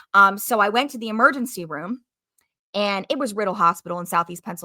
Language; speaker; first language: English; native; English